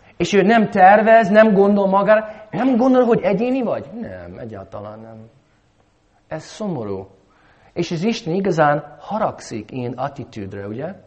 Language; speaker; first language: Hungarian; non-native, fluent; English